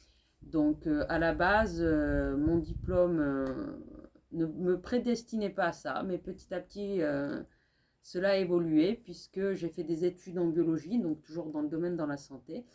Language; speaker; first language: French; native; French